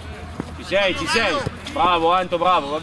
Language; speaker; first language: Italian; native; Italian